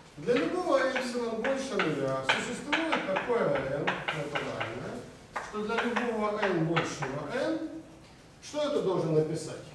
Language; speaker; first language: Russian; native; Russian